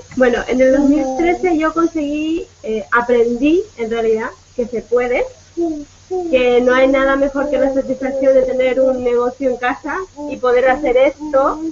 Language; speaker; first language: Spanish; native; Spanish